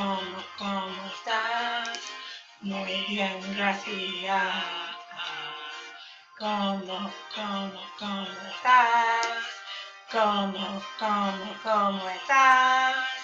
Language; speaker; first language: Spanish; non-native, learner; English